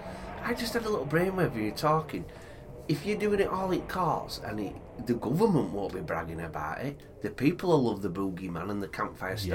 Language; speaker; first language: English; native; English